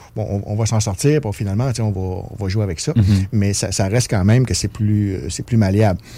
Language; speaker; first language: French; native; French